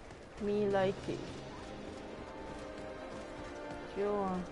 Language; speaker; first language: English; non-native, learner; Chinese